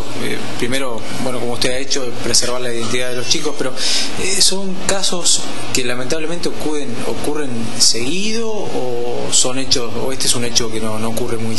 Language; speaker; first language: Spanish; native; Spanish